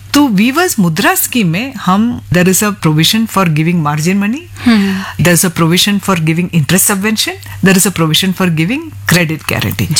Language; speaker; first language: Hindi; non-native, local second language; Malayalam